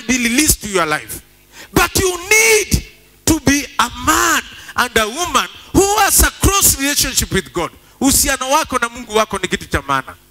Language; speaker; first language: English; non-native, local second language; Swahili